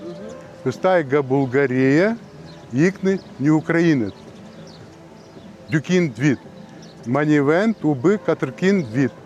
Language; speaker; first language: Albanian; early bilingual, heritage; Albanian